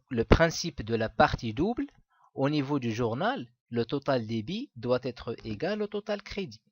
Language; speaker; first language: French; non-native, local second language; Arabic